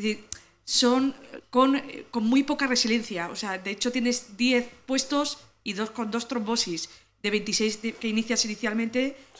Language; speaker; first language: Spanish; native; Spanish